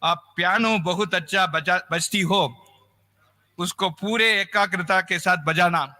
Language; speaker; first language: Hindi; non-native, local second language; Tamil